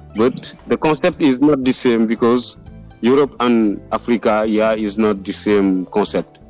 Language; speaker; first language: English; non-native, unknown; Wolof